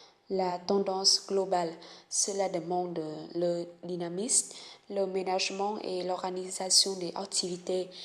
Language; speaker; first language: French; non-native, learner; Vietnamese